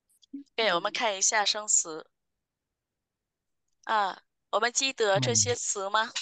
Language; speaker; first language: Chinese; non-native, fluent; Vietnamese